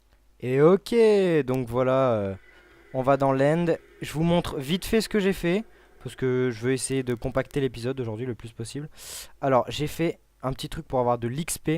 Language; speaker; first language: French; native; French